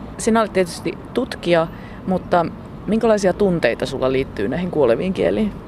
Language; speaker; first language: Finnish; native; Finnish